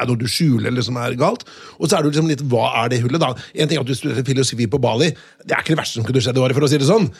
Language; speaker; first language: Norwegian; native; Norwegian